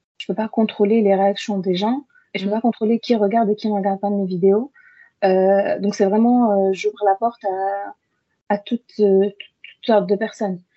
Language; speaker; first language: French; early bilingual, other home language; Arabic